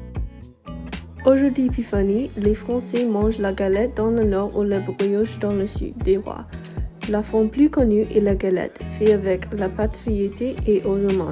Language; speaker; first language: French; non-native, learner; English